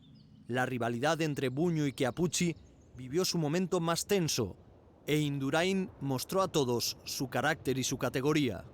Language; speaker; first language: Spanish; native; Spanish